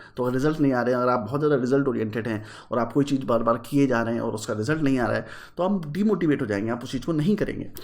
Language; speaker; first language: Hindi; native; Hindi